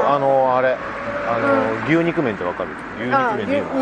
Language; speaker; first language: Japanese; native; Japanese